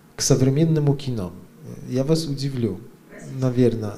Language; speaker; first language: Russian; non-native, fluent; Polish